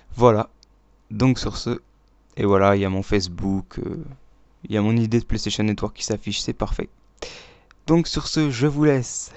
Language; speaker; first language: French; native; French